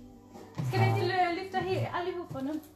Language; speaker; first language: Swedish; non-native, learner; Cebuano